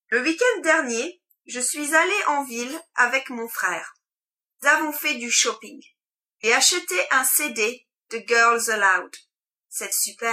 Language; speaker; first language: French; non-native, learner; English